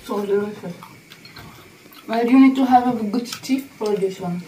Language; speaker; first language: English; non-native, learner; Czech